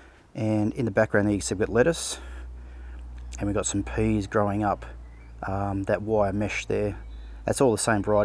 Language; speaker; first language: English; native; English